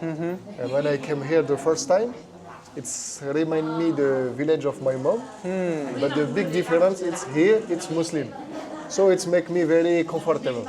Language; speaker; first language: English; non-native, fluent; French